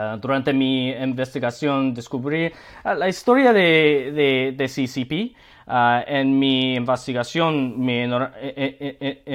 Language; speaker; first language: Spanish; non-native, learner; Korean